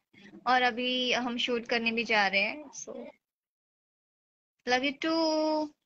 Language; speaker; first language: Hindi; native; Hindi